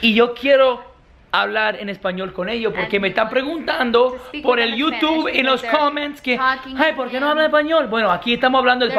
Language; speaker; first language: Spanish; non-native, learner; English